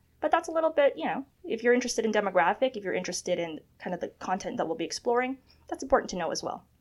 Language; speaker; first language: English; early bilingual, other home language; Chinese